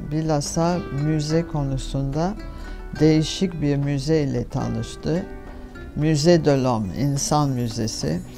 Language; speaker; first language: Turkish; non-native, fluent; French